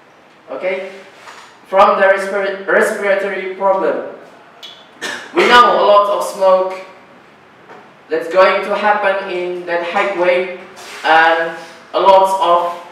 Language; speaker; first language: English; non-native, learner; Indonesian